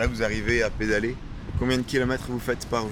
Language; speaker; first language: French; native; French